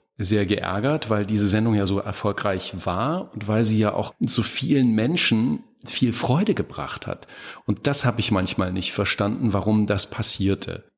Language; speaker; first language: German; native; German